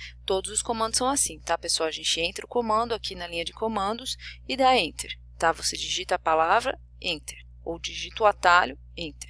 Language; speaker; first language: Portuguese; native; Portuguese